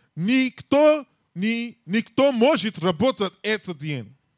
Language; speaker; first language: Russian; non-native, learner; English